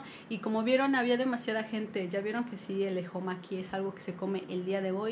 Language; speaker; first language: Spanish; native; Spanish